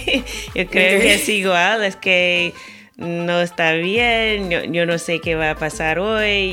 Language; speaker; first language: Spanish; non-native, fluent; English